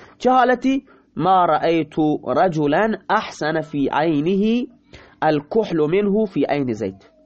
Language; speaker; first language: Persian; non-native, local second language; Baluchi